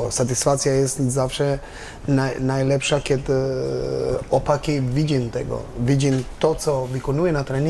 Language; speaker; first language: Polish; non-native, learner; Albanian